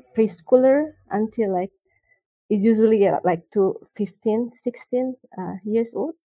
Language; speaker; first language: English; non-native, learner; Indonesian